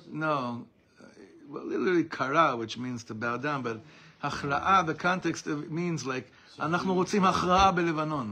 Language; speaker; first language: English; native; English